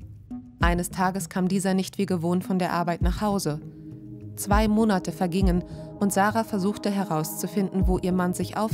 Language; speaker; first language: German; native; German